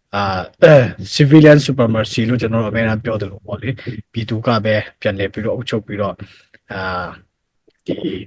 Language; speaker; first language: Burmese; non-native, local second language; Hakha Chin